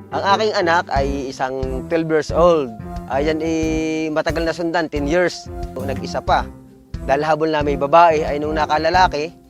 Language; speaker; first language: Filipino; native; Filipino